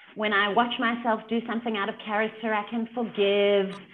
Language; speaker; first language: English; native; English